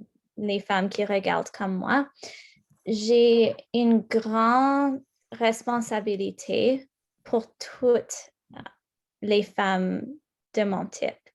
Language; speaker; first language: French; non-native, local second language; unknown